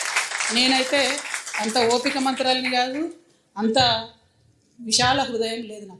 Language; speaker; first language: Telugu; native; Telugu